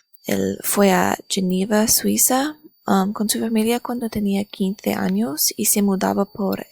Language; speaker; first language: Spanish; non-native, learner; English